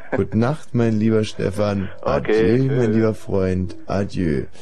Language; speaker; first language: German; native; German